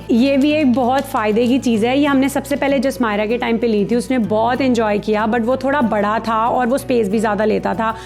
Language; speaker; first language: Hindi; native; Hindi